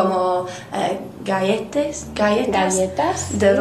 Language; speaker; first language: Spanish; non-native, learner; English